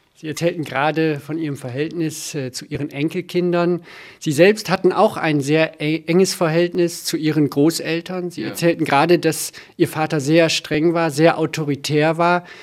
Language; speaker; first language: German; native; German